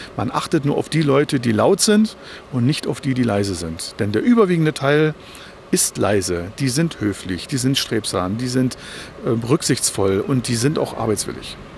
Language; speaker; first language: German; native; German